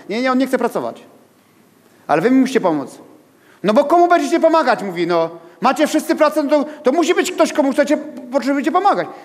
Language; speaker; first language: Polish; native; Polish